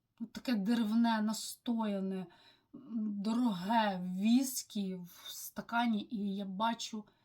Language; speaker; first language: Ukrainian; non-native, local second language; Russian